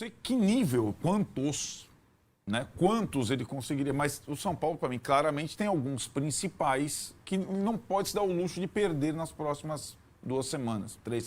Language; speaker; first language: Portuguese; native; Portuguese